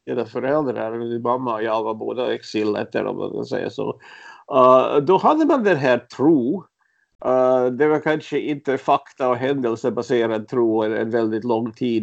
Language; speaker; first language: Swedish; early bilingual, other home language; Latvian